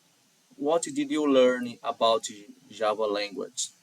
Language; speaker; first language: English; non-native, learner; Portuguese